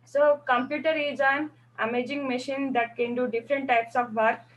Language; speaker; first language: English; non-native, local second language; Telugu